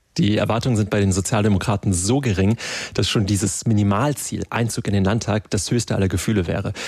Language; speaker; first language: German; native; German